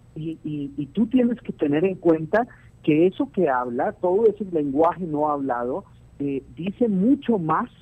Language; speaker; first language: Spanish; native; Spanish